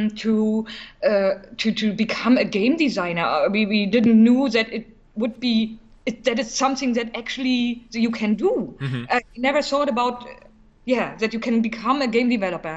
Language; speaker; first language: English; non-native, fluent; German